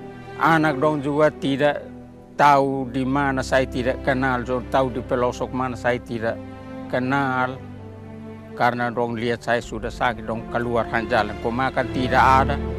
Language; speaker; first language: Indonesian; non-native, local second language; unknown